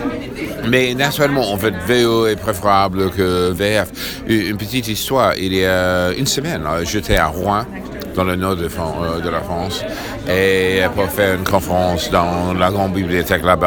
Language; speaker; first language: French; non-native, fluent; English